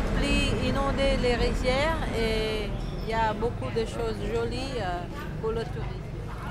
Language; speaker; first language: French; non-native, fluent; Vietnamese